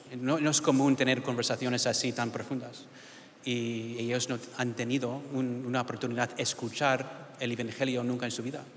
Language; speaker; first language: Spanish; early bilingual, heritage; English